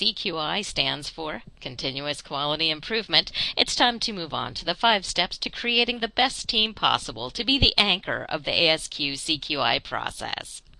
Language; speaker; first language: English; native; English